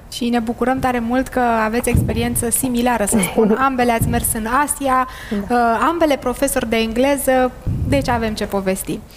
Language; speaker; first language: Romanian; native; Romanian